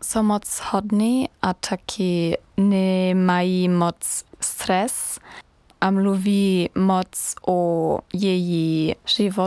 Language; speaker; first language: Czech; non-native, learner; German